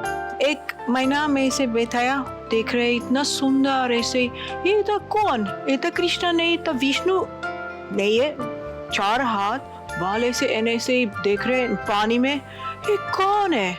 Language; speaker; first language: Hindi; non-native, learner; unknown